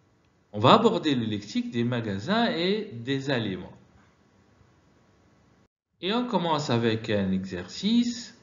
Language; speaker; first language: French; non-native, fluent; Arabic